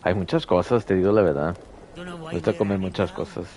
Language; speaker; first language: Spanish; early bilingual, heritage; Spanish